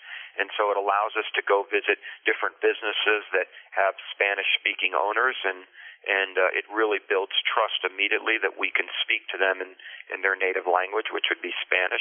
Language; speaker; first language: English; early bilingual, other home language; Spanish